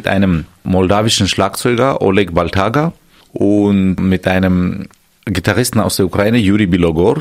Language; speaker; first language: German; non-native, fluent; Armenian